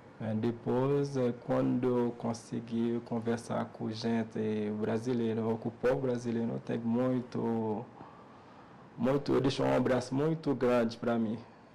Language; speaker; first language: Portuguese; non-native, learner; Haitian Creole